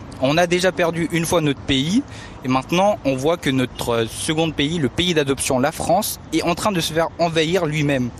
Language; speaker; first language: French; early bilingual, other home language; Tibetan